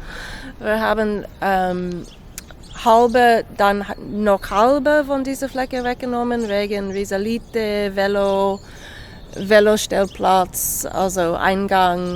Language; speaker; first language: German; non-native, fluent; English